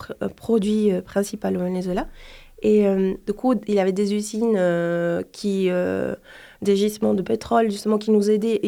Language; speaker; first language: French; non-native, fluent; Spanish